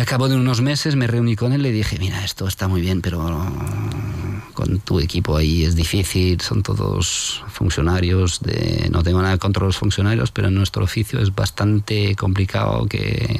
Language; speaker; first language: Spanish; non-native, fluent; French